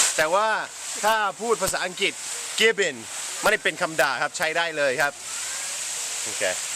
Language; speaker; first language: Thai; non-native, fluent; English